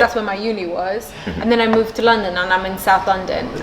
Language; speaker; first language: English; non-native, local second language; Maltese